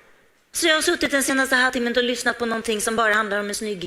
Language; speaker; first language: Swedish; native; Swedish